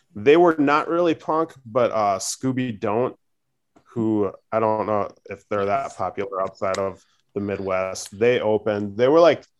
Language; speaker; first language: English; native; English